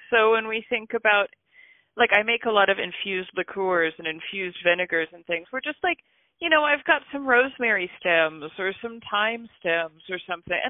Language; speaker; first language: English; native; English